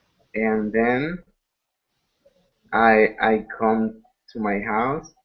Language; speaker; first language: English; non-native, learner; Spanish